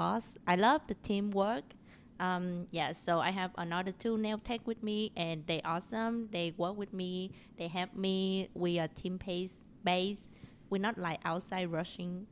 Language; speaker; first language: English; non-native, learner; Vietnamese